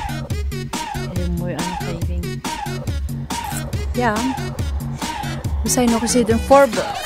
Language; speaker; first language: Dutch; non-native, learner; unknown